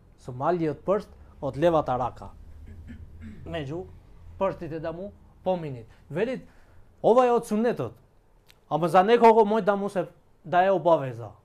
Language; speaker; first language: Macedonian; non-native, local second language; Albanian